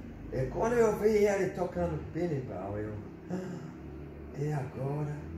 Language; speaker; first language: Portuguese; non-native, learner; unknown